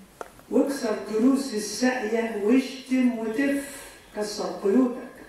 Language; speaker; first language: Arabic; native; Arabic